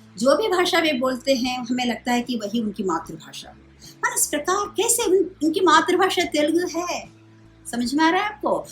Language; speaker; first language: Hindi; non-native, local second language; Telugu